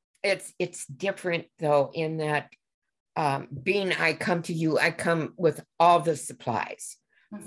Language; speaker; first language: English; native; English